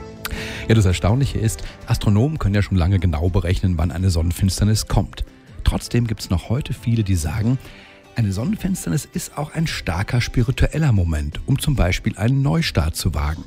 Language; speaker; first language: German; native; German